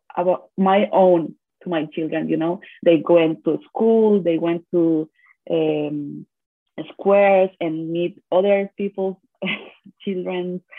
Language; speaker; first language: English; non-native, learner; Spanish